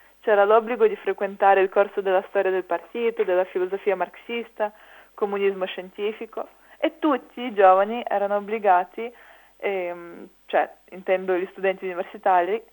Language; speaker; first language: Italian; non-native, fluent; Ukrainian